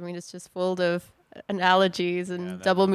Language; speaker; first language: English; non-native, fluent; Spanish